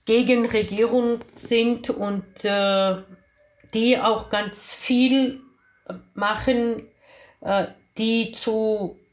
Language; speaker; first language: German; non-native, fluent; Georgian